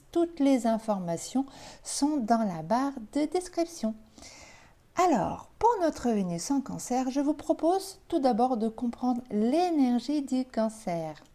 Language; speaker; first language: French; native; French